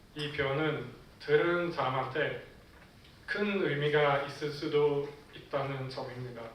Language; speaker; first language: Korean; non-native, fluent; Swedish